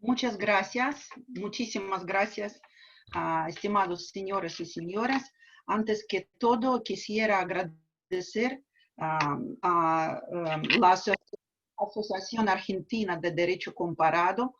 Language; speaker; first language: Spanish; non-native, fluent; Russian